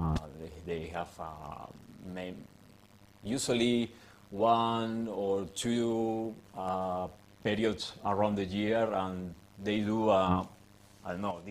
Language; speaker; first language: English; non-native, fluent; Spanish